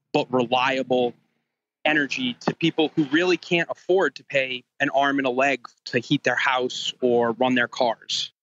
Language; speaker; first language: English; native; English